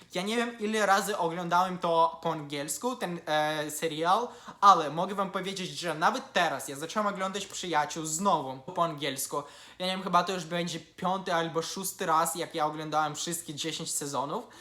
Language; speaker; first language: Polish; non-native, fluent; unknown